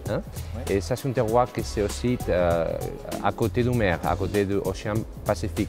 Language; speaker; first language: French; non-native, fluent; Spanish